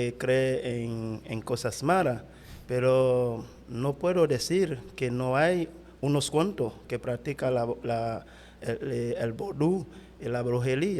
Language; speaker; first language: Spanish; non-native, fluent; Haitian Creole